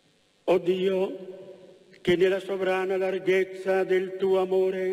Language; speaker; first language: Italian; native; Italian